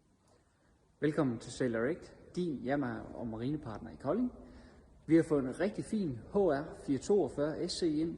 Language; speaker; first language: Danish; native; Danish